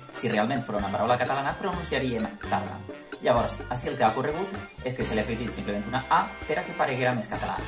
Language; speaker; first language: Catalan; native; Catalan